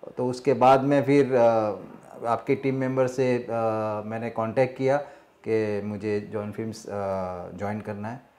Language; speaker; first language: Hindi; non-native, local second language; Marathi